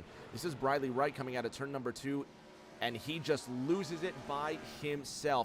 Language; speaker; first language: English; native; English